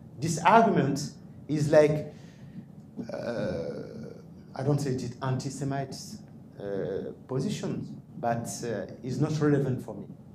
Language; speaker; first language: English; non-native, fluent; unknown